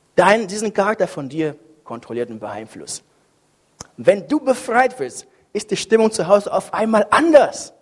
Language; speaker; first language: German; non-native, fluent; French